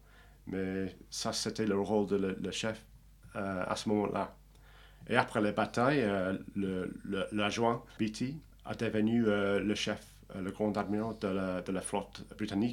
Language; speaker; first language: French; non-native, fluent; English